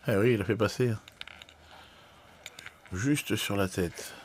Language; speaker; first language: French; native; French